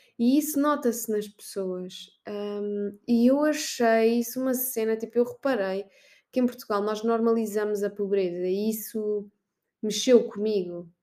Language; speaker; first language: Portuguese; native; Portuguese